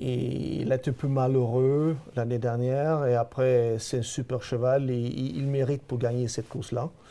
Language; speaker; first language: French; non-native, fluent; Swedish